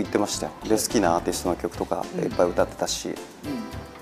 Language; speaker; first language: Japanese; native; Japanese